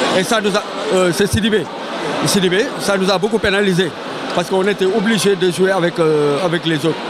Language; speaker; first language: French; non-native, local second language; Wolof